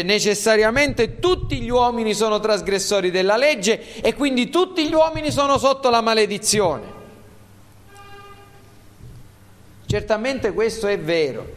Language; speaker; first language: Italian; native; Italian